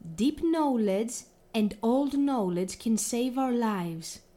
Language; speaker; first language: English; non-native, fluent; Greek